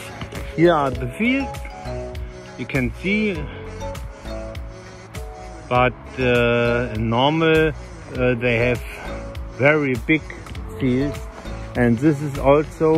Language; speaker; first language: English; non-native, learner; German